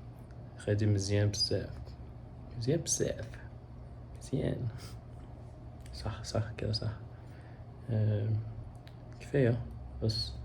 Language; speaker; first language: Arabic; non-native, learner; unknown